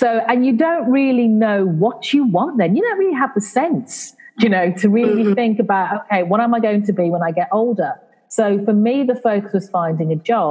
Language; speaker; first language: English; native; English